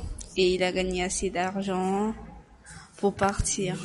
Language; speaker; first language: French; non-native, learner; Portuguese